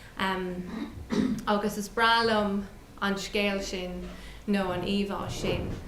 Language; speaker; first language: Irish; non-native, local second language; English